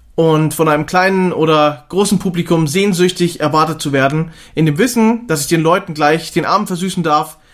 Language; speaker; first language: German; native; German